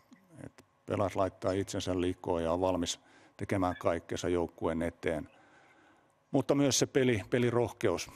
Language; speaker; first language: Finnish; native; Finnish